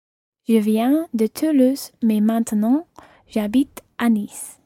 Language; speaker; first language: French; non-native, learner; English